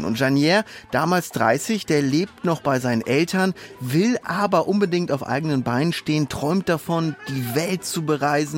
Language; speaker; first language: German; native; German